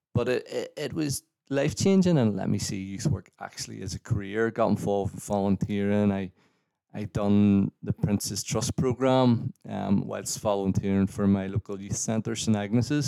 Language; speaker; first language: English; native; English